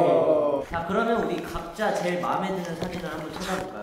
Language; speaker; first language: Korean; native; Korean